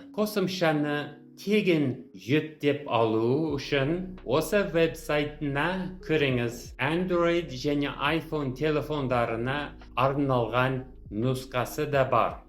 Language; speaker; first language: Kazakh; non-native, fluent; English